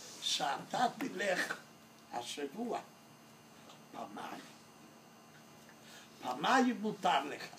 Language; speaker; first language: Hebrew; non-native, fluent; Yiddish